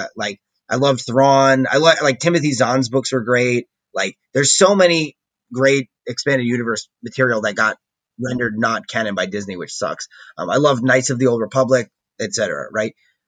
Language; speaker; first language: English; native; English